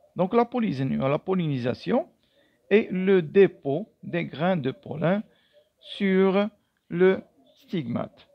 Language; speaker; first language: French; non-native, local second language; Arabic